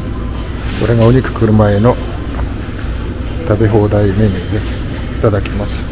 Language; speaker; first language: Japanese; native; Japanese